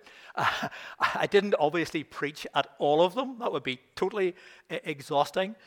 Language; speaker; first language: English; native; English